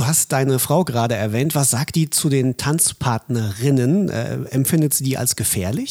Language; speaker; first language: German; native; German